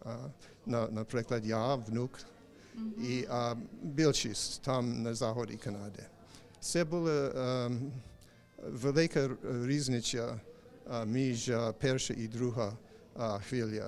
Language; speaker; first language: Ukrainian; non-native, learner; English